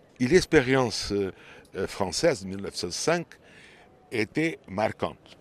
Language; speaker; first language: French; non-native, fluent; Portuguese